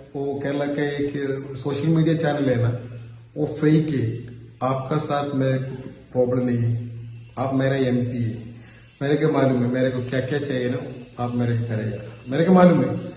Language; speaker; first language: Hindi; non-native, local second language; Malayalam